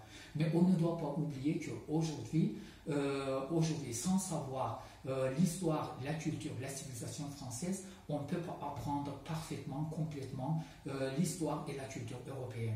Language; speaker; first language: French; non-native, fluent; Azerbaijani